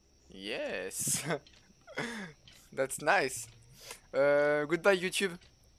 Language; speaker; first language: English; non-native, learner; French